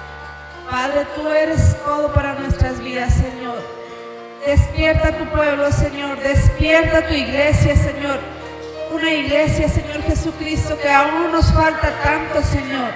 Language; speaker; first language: Spanish; native; Spanish